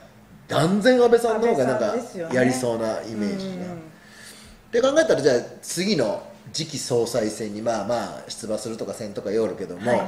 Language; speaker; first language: Japanese; native; Japanese